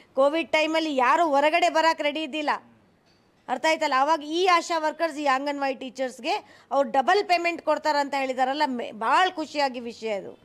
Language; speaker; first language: Kannada; non-native, local second language; Hindi